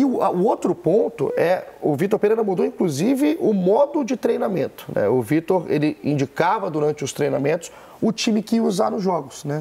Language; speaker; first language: Portuguese; native; Portuguese